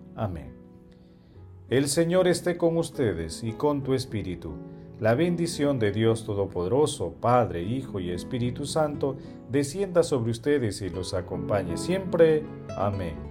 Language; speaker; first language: Spanish; native; Spanish